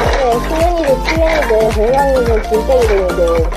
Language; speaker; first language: Korean; native; Korean